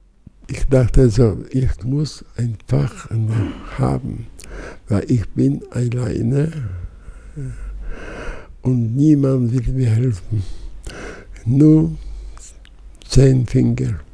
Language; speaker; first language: German; non-native, fluent; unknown